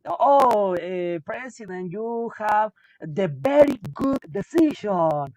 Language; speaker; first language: English; non-native, local second language; Spanish